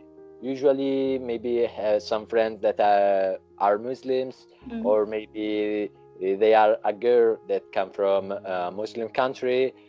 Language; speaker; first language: English; non-native, learner; Italian